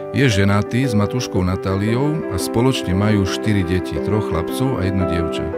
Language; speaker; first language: Slovak; native; Slovak